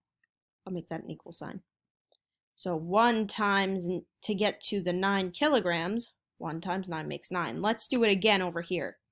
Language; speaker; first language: English; native; English